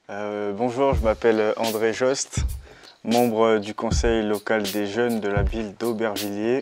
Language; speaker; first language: French; native; French